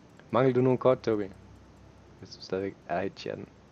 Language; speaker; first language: Danish; native; Danish